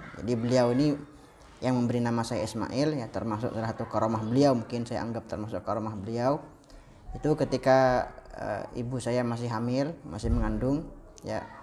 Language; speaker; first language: Indonesian; non-native, local second language; Madurese